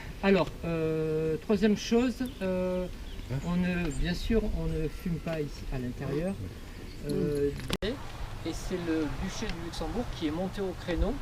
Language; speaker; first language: French; native; French